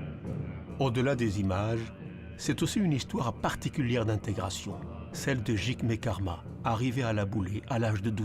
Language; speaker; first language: French; native; French